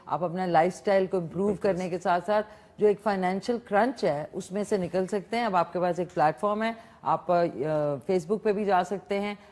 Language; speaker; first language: Urdu; native; Urdu